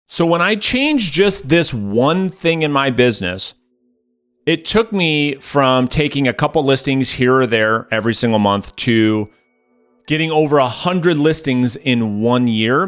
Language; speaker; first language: English; native; English